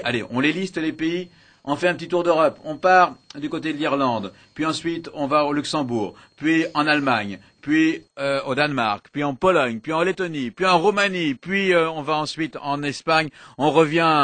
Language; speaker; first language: French; native; French